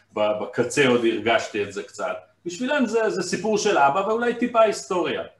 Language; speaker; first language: Hebrew; non-native, fluent; Hungarian